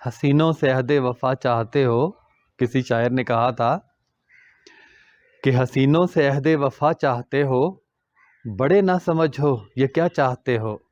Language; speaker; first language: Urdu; non-native, local second language; Punjabi